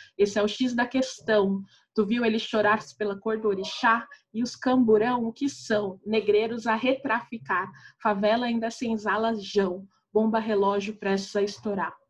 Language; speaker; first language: Portuguese; native; Portuguese